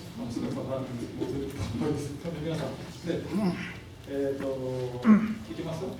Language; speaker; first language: Japanese; native; Japanese